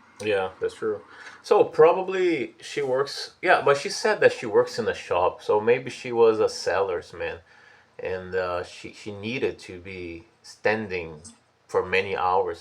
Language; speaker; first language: English; non-native, fluent; Portuguese